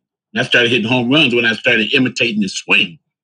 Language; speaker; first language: English; native; English